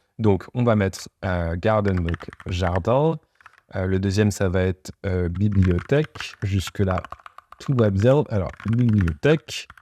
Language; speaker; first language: French; native; French